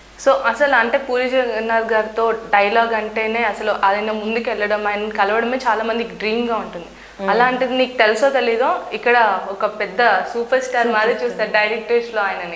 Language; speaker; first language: Telugu; native; Telugu